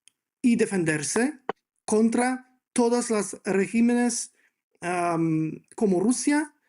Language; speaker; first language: Spanish; non-native, fluent; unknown